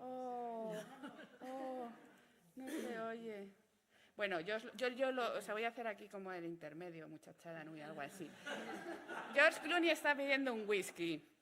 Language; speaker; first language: Spanish; native; Spanish